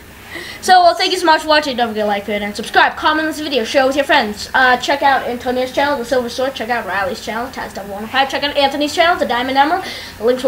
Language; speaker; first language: English; native; English